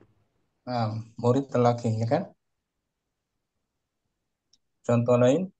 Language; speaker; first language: Indonesian; native; Indonesian